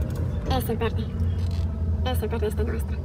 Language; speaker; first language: Spanish; non-native, learner; Chinese